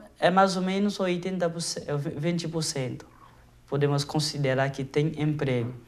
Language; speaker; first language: Portuguese; non-native, fluent; Haitian Creole